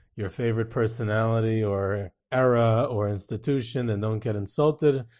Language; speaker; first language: English; native; English